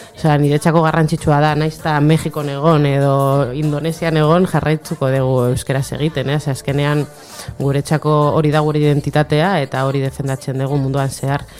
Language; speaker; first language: Basque; non-native, local second language; Spanish